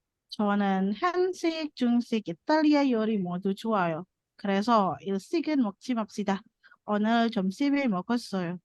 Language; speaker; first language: Korean; non-native, learner; Indonesian